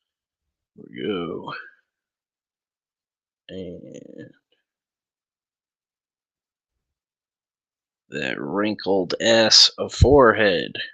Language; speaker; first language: English; native; English